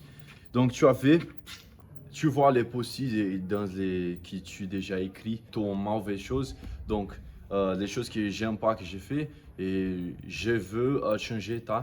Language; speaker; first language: French; non-native, learner; Portuguese